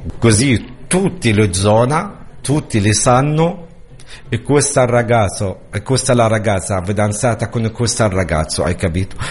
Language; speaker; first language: Italian; non-native, learner; Arabic